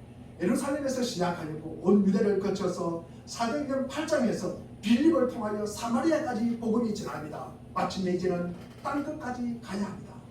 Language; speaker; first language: Korean; native; Korean